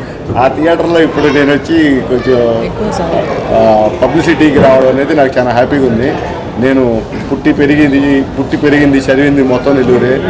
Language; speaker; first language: Telugu; native; Telugu